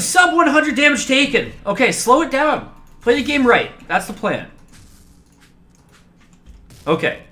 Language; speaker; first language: English; native; English